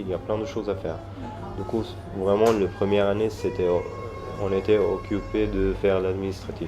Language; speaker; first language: French; non-native, learner; Arabic